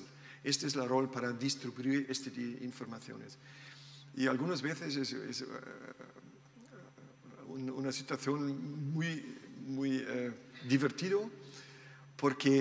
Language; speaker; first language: Spanish; non-native, learner; German